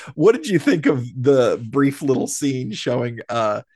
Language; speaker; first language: English; native; English